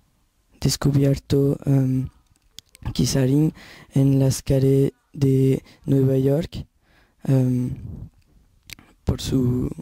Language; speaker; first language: Spanish; non-native, learner; French